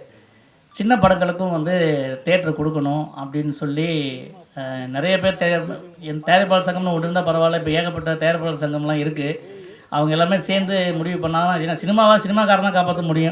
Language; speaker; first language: Tamil; native; Tamil